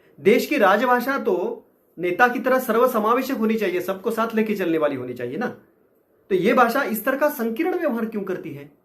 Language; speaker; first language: Hindi; non-native, local second language; Marathi